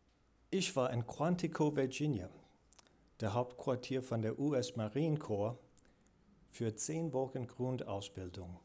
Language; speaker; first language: German; non-native, fluent; English